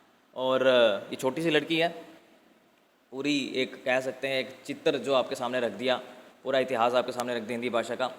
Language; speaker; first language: Hindi; native; Hindi